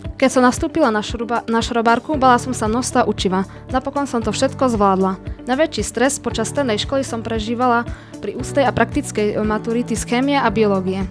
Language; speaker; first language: Slovak; non-native, local second language; Hungarian